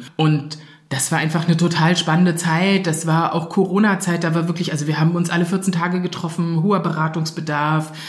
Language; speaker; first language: German; native; German